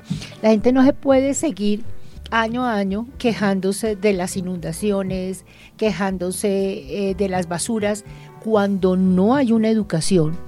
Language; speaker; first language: Spanish; native; Spanish